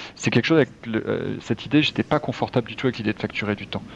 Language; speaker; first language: French; native; French